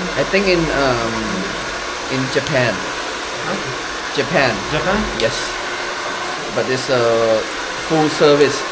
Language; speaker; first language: English; non-native, learner; Thai